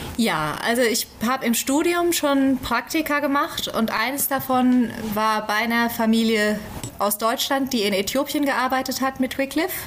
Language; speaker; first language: German; native; German